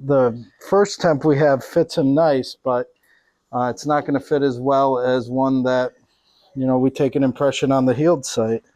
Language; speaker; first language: English; native; English